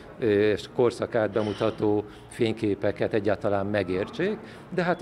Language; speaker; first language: Hungarian; native; Hungarian